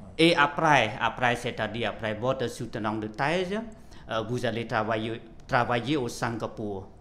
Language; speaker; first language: French; non-native, fluent; Khmer